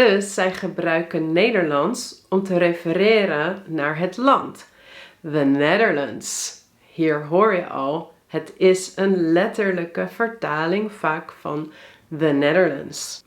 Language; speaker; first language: Dutch; native; Dutch